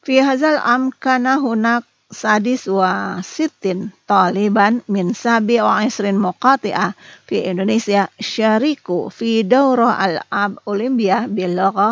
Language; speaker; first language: Arabic; non-native, fluent; Indonesian